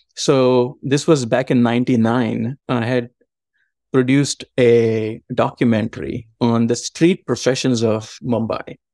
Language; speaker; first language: English; non-native, local second language; Marathi